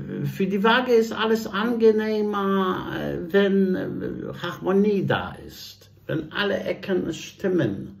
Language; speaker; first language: German; non-native, fluent; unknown